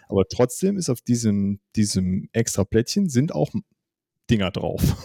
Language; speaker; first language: German; native; German